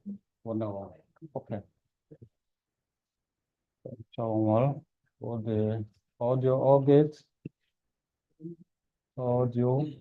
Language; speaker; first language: German; non-native, fluent; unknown